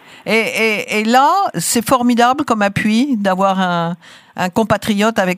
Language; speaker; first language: French; native; French